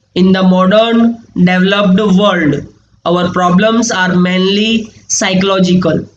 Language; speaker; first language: English; non-native, local second language; Gujarati